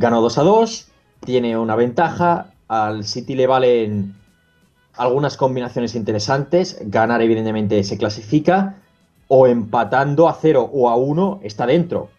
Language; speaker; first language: Spanish; native; Spanish